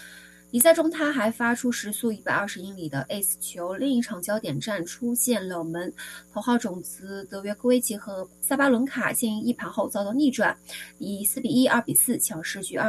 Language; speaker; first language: Chinese; native; Chinese